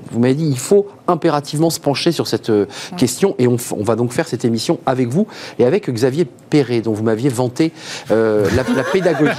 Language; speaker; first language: French; native; French